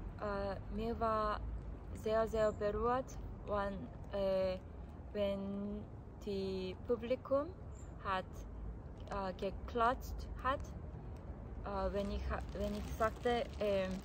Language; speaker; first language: German; non-native, learner; Korean